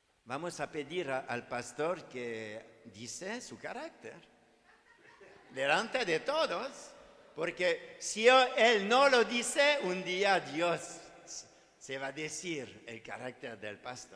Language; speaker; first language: Spanish; non-native, learner; French